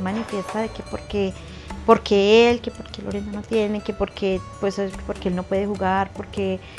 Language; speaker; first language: Spanish; native; Spanish